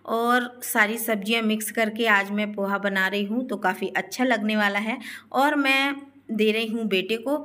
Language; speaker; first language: Hindi; native; Hindi